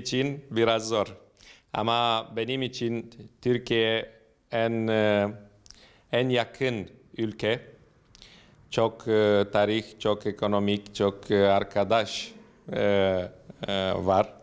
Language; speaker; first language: Turkish; non-native, learner; Romanian